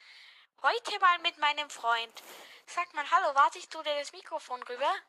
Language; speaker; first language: German; native; German